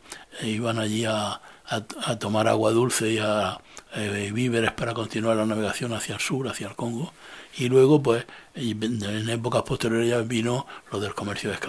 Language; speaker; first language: Spanish; native; Spanish